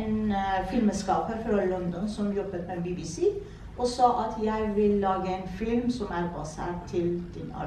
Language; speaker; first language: Norwegian; non-native, fluent; Persian